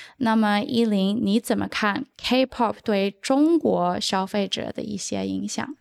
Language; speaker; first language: Chinese; early bilingual, heritage; Chinese